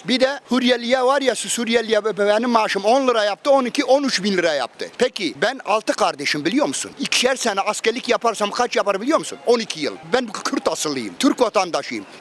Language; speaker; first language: Turkish; native; Turkish